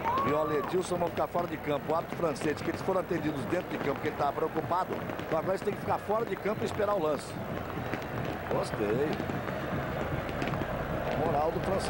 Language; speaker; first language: Portuguese; native; Portuguese